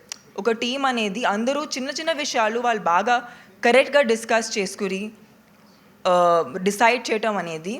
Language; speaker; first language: Telugu; non-native, local second language; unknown